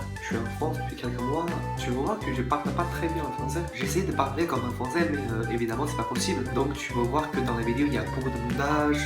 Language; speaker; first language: French; non-native, learner; Chinese